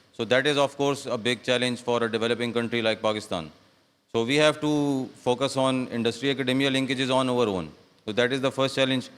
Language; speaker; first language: English; non-native, local second language; Urdu